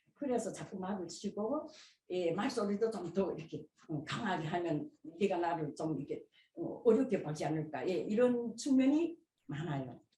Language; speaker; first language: Korean; native; Korean